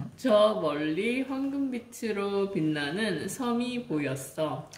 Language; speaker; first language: Korean; native; Korean